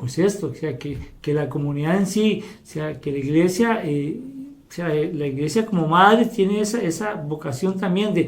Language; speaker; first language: Spanish; native; Spanish